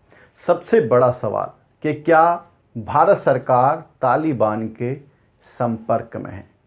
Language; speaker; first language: Hindi; native; Hindi